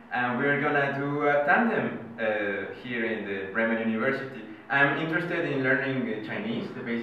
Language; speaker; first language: English; non-native, fluent; Spanish